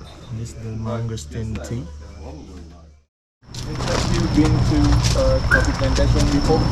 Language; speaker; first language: English; non-native, local second language; Indonesian